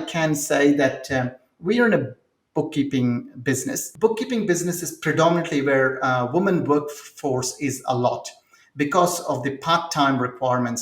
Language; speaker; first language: English; non-native, local second language; Telugu